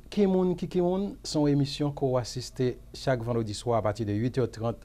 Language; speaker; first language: French; non-native, local second language; Haitian Creole